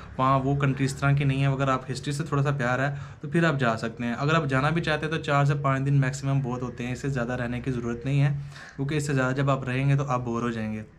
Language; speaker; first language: Urdu; non-native, local second language; Punjabi